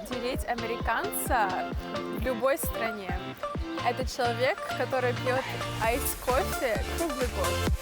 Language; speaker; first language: Russian; non-native, fluent; English